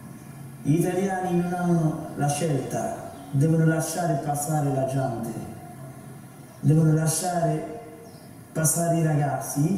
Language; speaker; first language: Italian; non-native, fluent; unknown